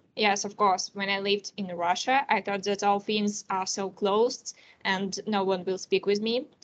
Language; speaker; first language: English; non-native, learner; Russian